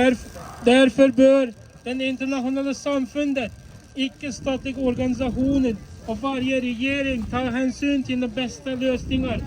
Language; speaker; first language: Swedish; non-native, fluent; Uyghur